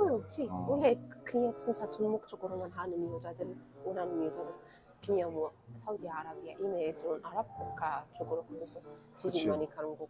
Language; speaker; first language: Korean; non-native, fluent; Arabic